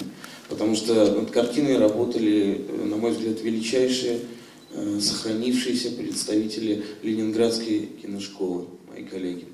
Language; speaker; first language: Russian; native; Russian